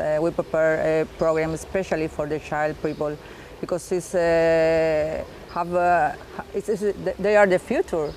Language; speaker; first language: English; non-native, learner; Spanish